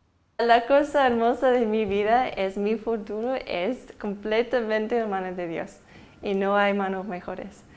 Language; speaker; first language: Spanish; non-native, fluent; English